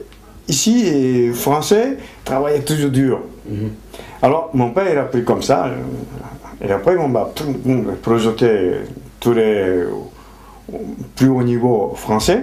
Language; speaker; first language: French; non-native, fluent; Japanese